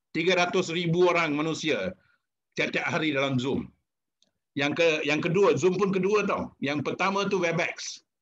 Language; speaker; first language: Malay; non-native, local second language; Tamil